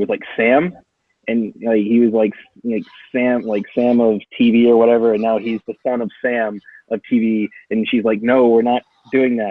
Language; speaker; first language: English; native; English